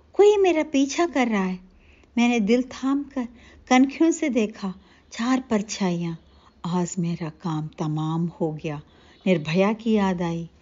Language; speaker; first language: Hindi; non-native, local second language; Telugu